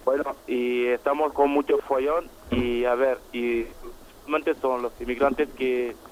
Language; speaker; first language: Spanish; non-native, learner; Wolof